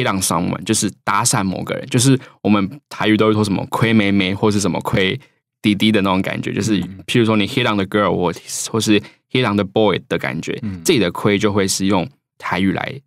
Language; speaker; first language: Chinese; native; Chinese